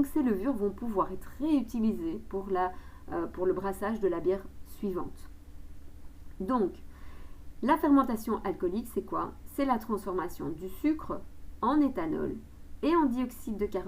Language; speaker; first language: French; native; French